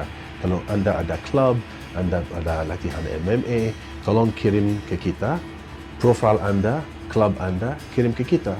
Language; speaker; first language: Indonesian; non-native, fluent; English